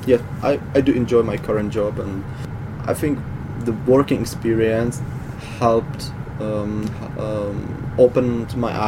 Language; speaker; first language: English; non-native, fluent; Czech